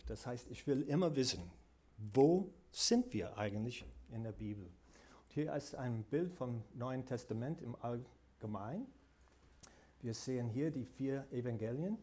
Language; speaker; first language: German; non-native, fluent; English